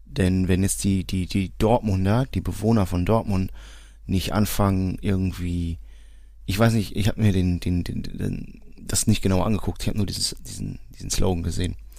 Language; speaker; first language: German; early bilingual, other home language; Portuguese